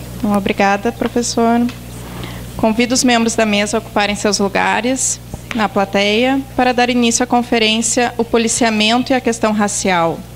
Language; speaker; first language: Portuguese; native; Portuguese